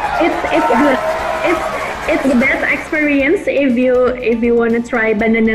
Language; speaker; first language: English; non-native, local second language; Indonesian